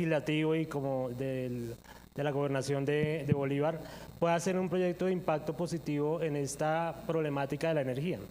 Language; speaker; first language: Spanish; native; Spanish